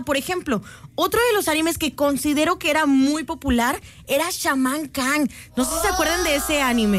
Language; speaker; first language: Spanish; native; Spanish